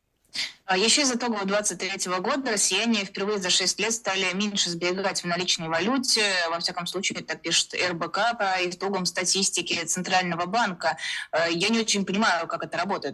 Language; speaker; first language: Russian; native; Russian